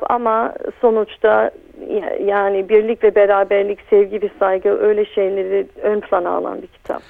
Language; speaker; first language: Turkish; early bilingual, heritage; Turkish